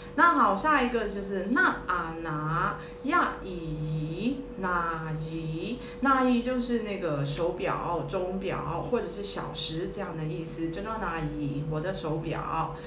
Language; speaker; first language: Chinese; early bilingual, heritage; Chinese